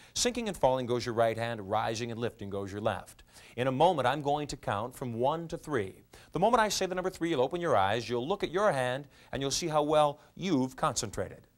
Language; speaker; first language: English; native; English